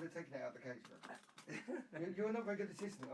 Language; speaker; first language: English; native; English